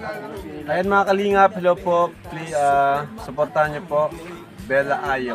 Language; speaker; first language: Filipino; native; Filipino